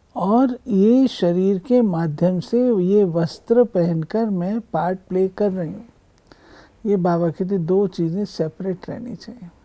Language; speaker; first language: Hindi; native; Hindi